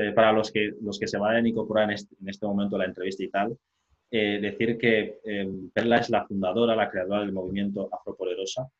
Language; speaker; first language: Spanish; non-native, local second language; Fang